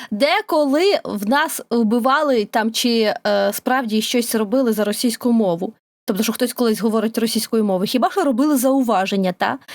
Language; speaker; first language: Ukrainian; native; Ukrainian